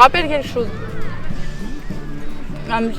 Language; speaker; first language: French; native; French